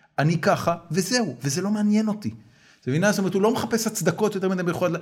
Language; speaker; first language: Hebrew; native; Hebrew